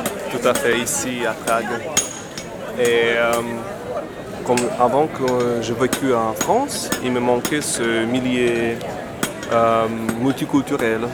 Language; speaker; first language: French; non-native, fluent; Slovak